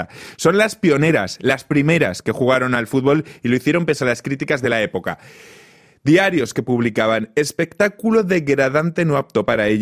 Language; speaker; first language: Spanish; native; Spanish